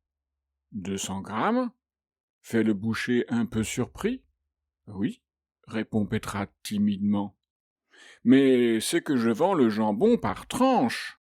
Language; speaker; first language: French; native; French